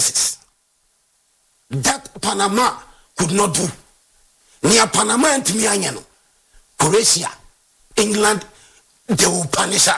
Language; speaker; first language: English; non-native, local second language; Akan